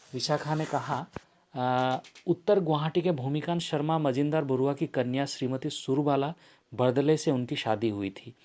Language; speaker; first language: Hindi; non-native, local second language; Assamese